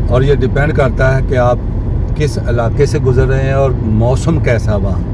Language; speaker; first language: Urdu; non-native, local second language; Punjabi